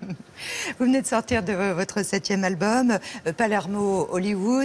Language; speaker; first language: French; native; French